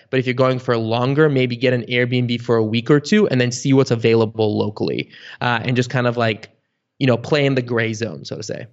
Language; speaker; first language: English; early bilingual, other home language; Bulgarian